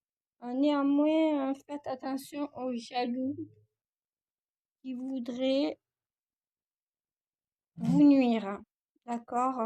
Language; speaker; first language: French; native; French